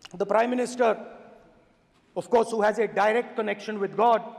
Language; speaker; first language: English; non-native, local second language; Hindi